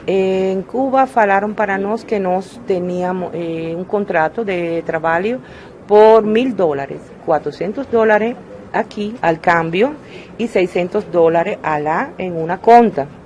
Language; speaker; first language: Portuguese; non-native, learner; Spanish